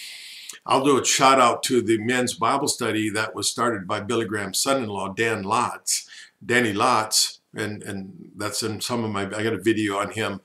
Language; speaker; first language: English; native; English